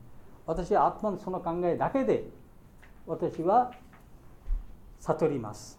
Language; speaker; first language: Japanese; non-native, learner; Bangla